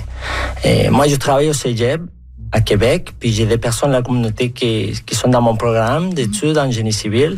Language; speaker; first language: French; non-native, fluent; Spanish